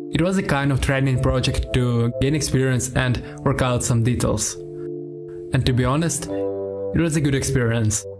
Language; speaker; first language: English; non-native, learner; Ukrainian